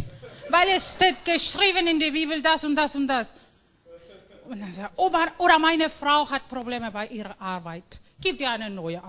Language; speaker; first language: German; non-native, fluent; Spanish